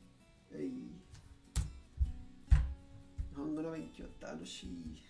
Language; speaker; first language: Japanese; non-native, learner; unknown